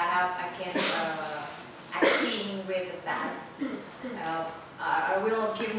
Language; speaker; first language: English; non-native, learner; Indonesian